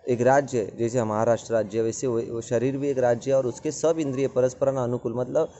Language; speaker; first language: Hindi; non-native, local second language; Marathi